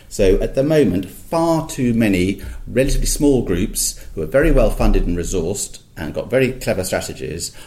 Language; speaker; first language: English; native; English